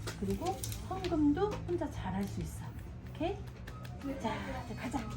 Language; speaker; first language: Korean; native; Korean